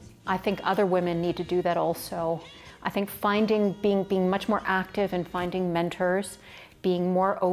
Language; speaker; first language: English; native; English